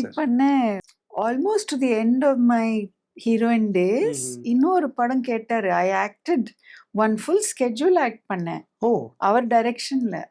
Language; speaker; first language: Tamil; non-native, local second language; English